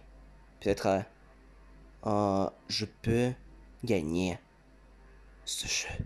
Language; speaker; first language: French; non-native, learner; Russian